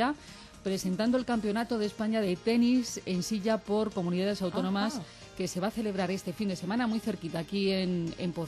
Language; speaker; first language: Spanish; native; Spanish